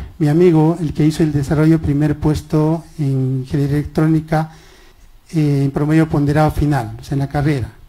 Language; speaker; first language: Spanish; non-native, local second language; Quechua